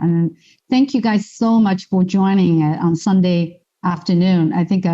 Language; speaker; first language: English; non-native, fluent; Chinese